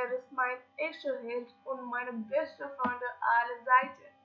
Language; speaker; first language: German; non-native, learner; English